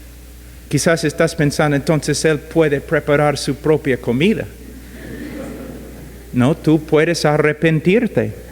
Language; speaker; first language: Spanish; non-native, fluent; English